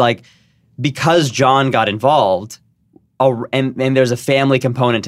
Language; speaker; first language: English; native; English